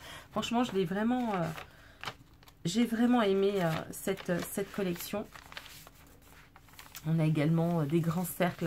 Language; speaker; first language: French; native; French